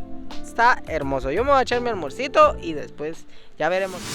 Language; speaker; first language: Spanish; native; Spanish